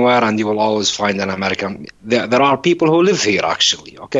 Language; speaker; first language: English; non-native, fluent; Arabic